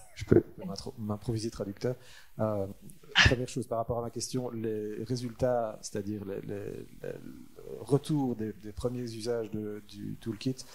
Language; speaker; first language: French; native; French